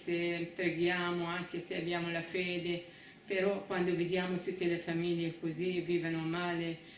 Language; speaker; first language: Italian; non-native, fluent; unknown